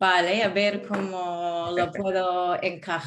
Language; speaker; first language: Spanish; non-native, fluent; English